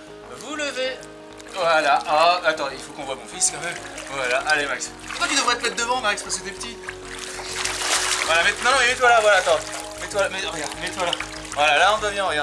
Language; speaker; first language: French; native; French